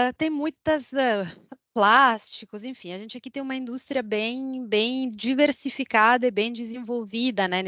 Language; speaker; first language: Portuguese; non-native, fluent; Italian